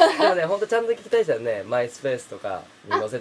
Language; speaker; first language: Japanese; native; Japanese